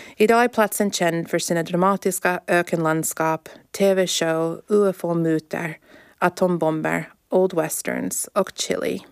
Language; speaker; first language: Swedish; non-native, fluent; English